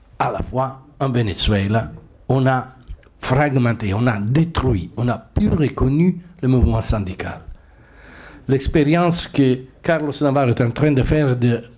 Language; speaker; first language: French; non-native, fluent; Italian